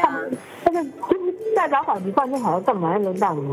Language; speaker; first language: Chinese; native; Chinese